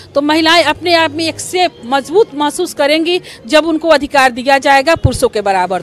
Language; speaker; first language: Hindi; native; Hindi